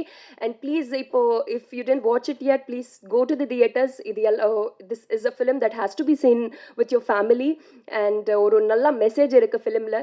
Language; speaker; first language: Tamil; non-native, learner; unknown